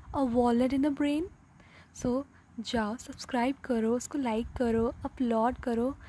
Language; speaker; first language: Hindi; native; Hindi